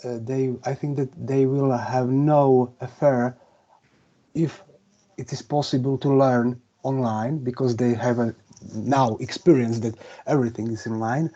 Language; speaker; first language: English; non-native, fluent; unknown